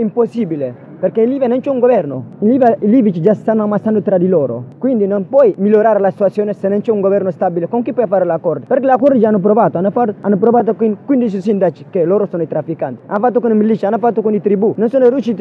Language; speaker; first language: Italian; non-native, fluent; Tigrinya